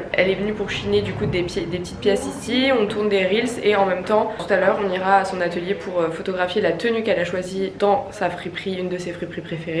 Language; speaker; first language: French; native; French